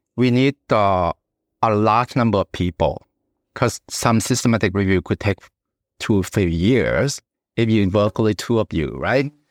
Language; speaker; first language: English; non-native, fluent; Thai